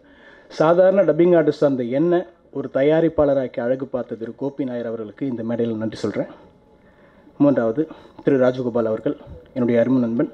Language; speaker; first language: Tamil; native; Tamil